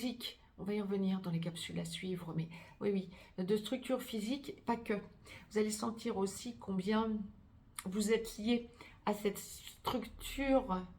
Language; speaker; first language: French; native; French